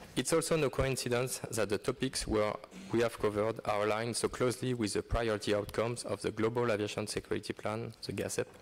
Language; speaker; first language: English; non-native, fluent; French